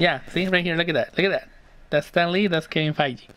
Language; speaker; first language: English; native; English